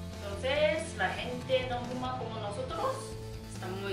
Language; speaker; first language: Spanish; non-native, learner; Japanese